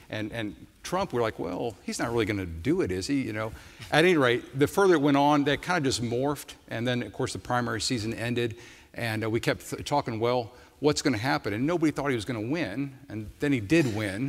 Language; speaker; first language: English; native; English